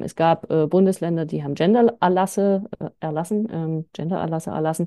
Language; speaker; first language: German; native; German